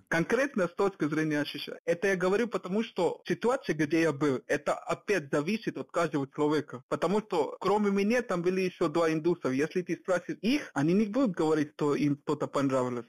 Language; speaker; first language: Russian; non-native, fluent; Hindi